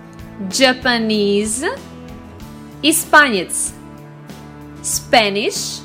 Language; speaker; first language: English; non-native, fluent; Russian